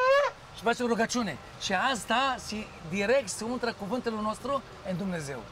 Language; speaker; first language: Romanian; non-native, fluent; Hebrew